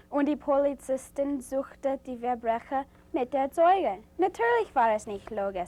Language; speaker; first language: German; non-native, learner; English